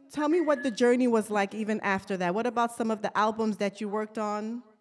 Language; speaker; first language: English; native; English